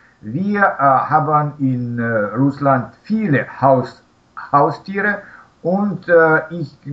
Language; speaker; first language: German; non-native, learner; Russian